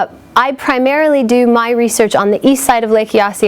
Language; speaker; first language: English; native; English